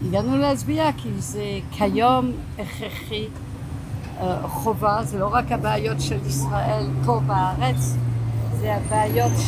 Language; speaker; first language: Hebrew; non-native, fluent; French